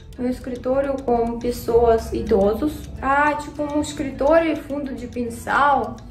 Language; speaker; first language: Portuguese; non-native, learner; Russian